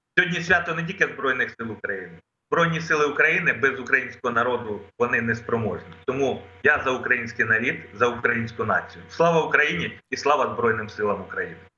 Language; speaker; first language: Ukrainian; non-native, local second language; Russian